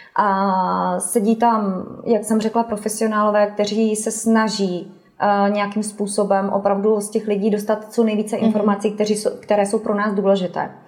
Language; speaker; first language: Czech; native; Czech